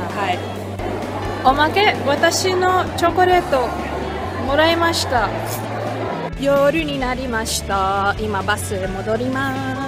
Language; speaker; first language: Japanese; non-native, learner; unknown